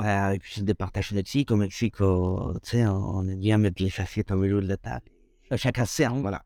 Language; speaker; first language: French; non-native, fluent; Spanish